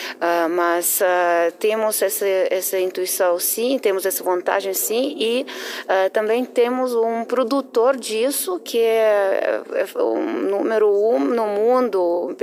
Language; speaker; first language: Portuguese; non-native, fluent; Russian